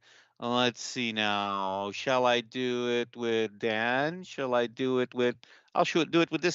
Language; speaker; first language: English; native; English